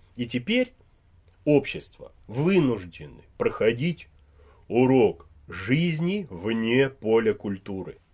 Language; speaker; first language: Russian; native; Russian